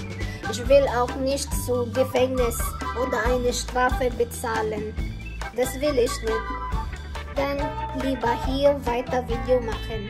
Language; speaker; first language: German; non-native, learner; Filipino